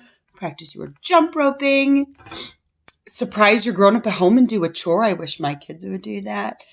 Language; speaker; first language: English; native; English